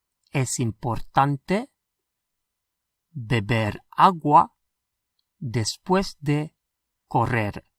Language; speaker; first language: Spanish; non-native, fluent; English